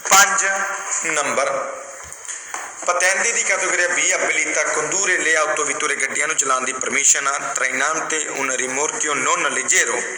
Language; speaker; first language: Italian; non-native, fluent; Punjabi